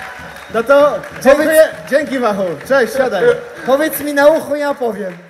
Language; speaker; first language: Polish; native; Polish